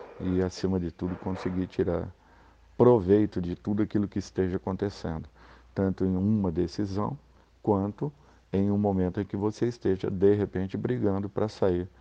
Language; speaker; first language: Portuguese; native; Portuguese